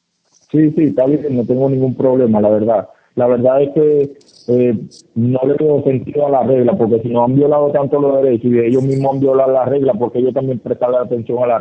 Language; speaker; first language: Spanish; native; Spanish